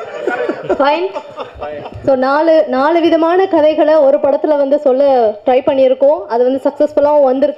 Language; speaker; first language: Tamil; native; Tamil